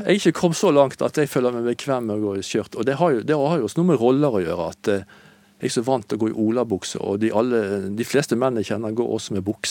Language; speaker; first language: Norwegian; native; Norwegian